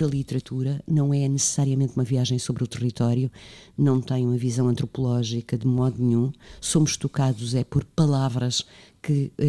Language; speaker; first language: Portuguese; native; Portuguese